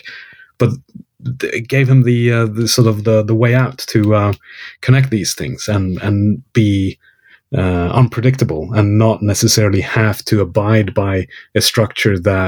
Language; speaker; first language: English; non-native, fluent; Swedish